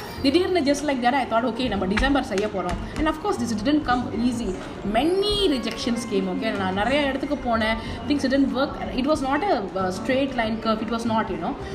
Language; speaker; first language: English; non-native, local second language; Tamil